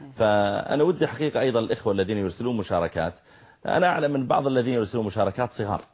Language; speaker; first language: Arabic; native; Arabic